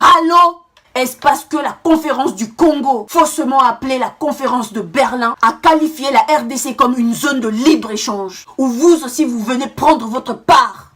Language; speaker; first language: French; non-native, local second language; Kongo